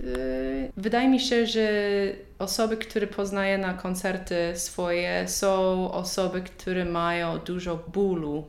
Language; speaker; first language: Polish; non-native, learner; English